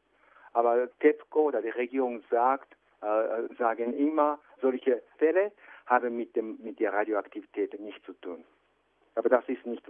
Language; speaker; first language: German; non-native, fluent; Japanese